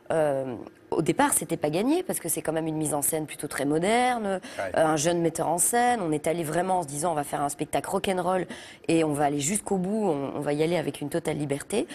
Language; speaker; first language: French; native; French